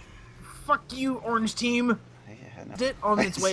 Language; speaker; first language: English; native; English